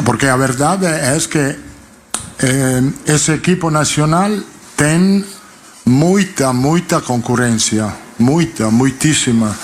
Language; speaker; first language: Portuguese; non-native, learner; Italian